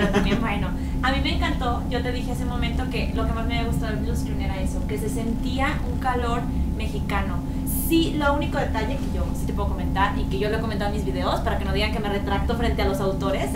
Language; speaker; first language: Spanish; native; Spanish